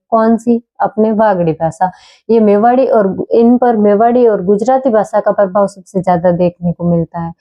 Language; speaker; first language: Hindi; native; Hindi